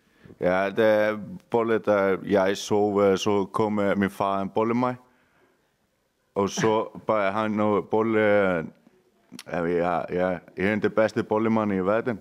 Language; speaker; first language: Danish; non-native, learner; Icelandic